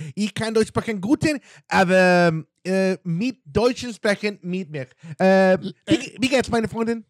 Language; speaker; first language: German; non-native, learner; Spanish